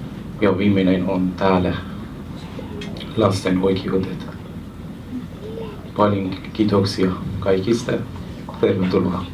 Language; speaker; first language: Finnish; non-native, learner; Persian